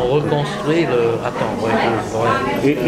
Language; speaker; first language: French; non-native, fluent; English